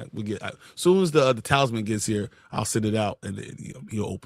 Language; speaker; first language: English; native; English